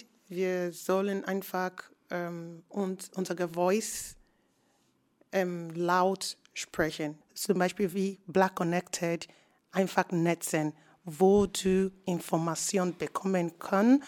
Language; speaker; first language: German; non-native, learner; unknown